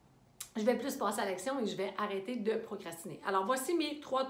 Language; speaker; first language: French; native; French